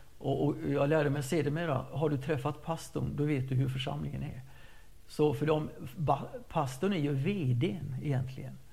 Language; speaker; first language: Swedish; native; Swedish